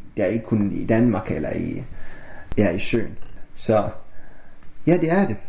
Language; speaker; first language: Danish; non-native, learner; Arabic